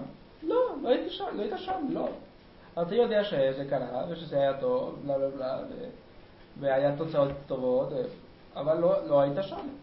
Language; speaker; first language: Hebrew; non-native, learner; Spanish